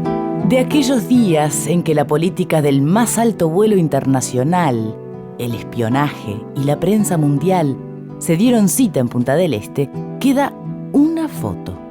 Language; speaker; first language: Spanish; native; Spanish